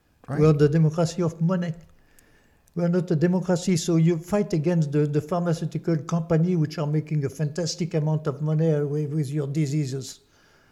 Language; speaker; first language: English; non-native, fluent; French